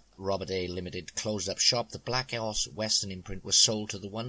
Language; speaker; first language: English; native; English